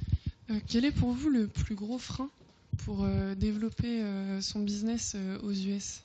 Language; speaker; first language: French; native; French